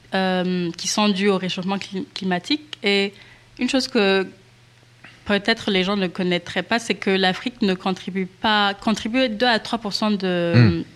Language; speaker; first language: French; non-native, local second language; Kinyarwanda